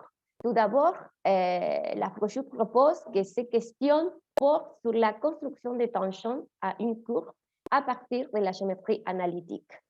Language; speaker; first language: French; non-native, fluent; Spanish